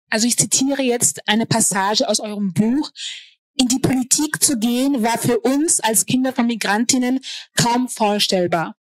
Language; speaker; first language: German; early bilingual, other home language; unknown